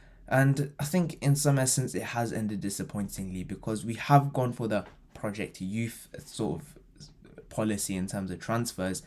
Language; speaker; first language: English; native; English